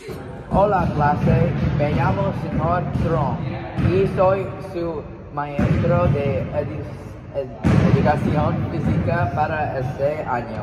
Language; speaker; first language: Spanish; non-native, learner; English